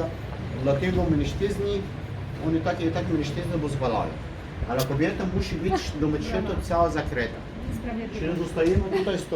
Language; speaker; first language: Polish; non-native, learner; Arabic